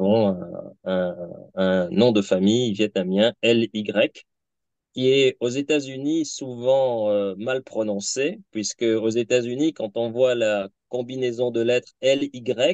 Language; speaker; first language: French; native; French